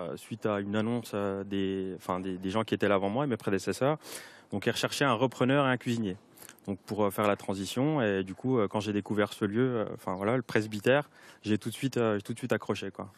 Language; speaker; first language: French; native; French